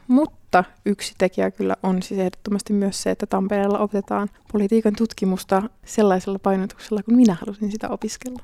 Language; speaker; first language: Finnish; native; Finnish